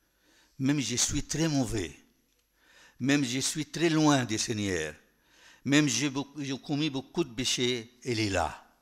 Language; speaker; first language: French; non-native, fluent; Arabic